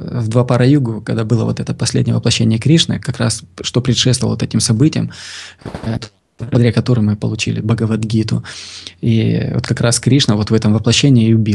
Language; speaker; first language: Russian; native; Russian